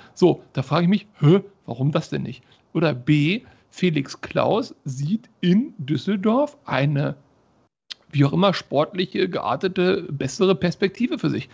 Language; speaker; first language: German; native; German